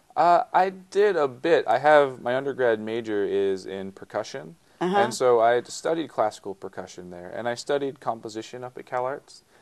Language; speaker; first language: English; native; English